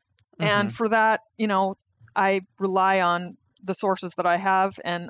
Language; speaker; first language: English; native; English